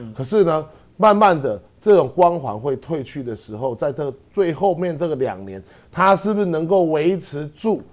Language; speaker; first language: Chinese; native; Chinese